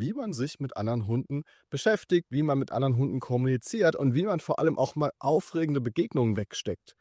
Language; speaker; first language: German; native; German